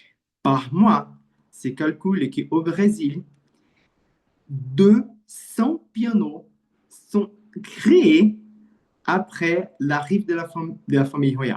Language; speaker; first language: French; non-native, learner; Portuguese